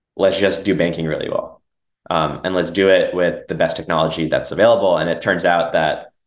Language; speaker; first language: English; native; English